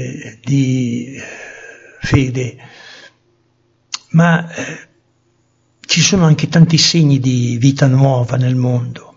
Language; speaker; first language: Italian; native; Italian